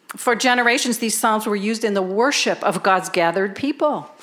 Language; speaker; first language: English; native; English